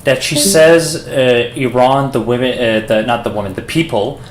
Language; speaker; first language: English; early bilingual, other home language; Persian